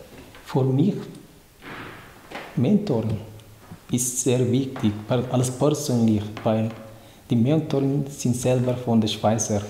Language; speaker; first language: German; non-native, learner; Tigrinya